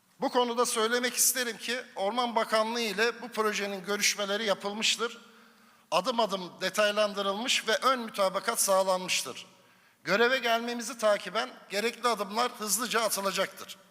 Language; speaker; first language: Turkish; native; Turkish